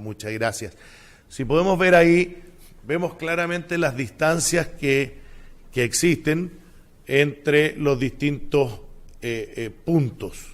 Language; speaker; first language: Spanish; native; Spanish